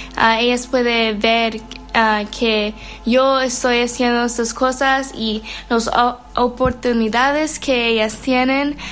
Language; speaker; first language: Spanish; non-native, learner; English